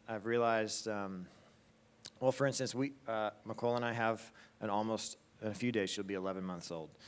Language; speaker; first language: English; native; English